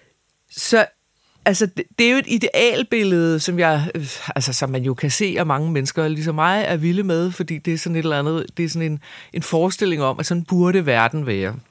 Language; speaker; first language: Danish; native; Danish